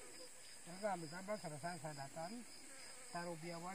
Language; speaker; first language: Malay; non-native, local second language; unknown